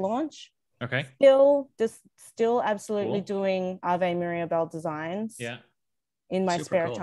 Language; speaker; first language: English; native; English